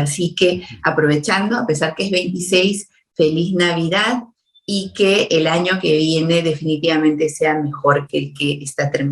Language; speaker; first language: Spanish; native; Spanish